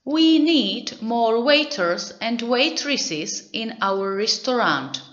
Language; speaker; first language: English; non-native, fluent; Czech